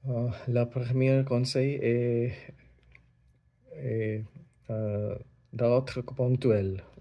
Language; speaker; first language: French; non-native, learner; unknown